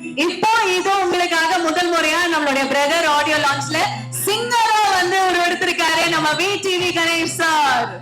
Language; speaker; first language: Tamil; native; Tamil